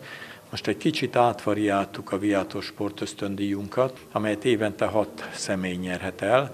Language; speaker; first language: Hungarian; native; Hungarian